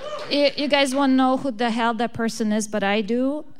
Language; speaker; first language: English; early bilingual, other home language; Polish